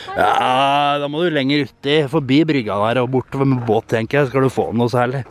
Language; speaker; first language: Norwegian; native; Norwegian